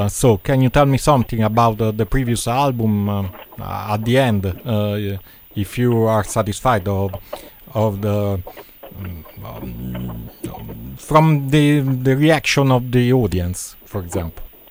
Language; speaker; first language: English; non-native, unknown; Italian